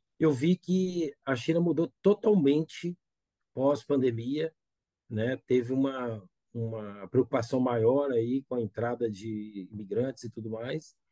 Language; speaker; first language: Portuguese; native; Portuguese